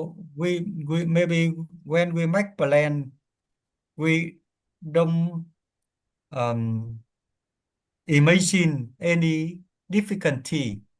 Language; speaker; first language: English; non-native, learner; Vietnamese